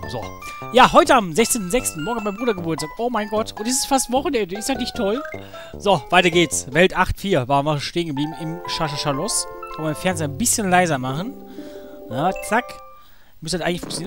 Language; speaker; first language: German; native; German